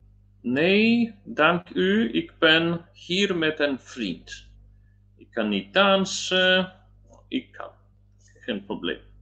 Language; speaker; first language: Dutch; non-native, learner; Polish